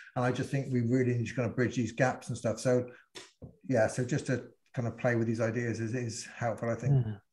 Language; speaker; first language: English; native; English